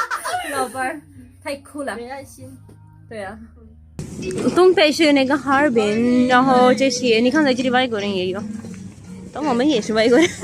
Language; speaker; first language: Chinese; non-native, learner; Urdu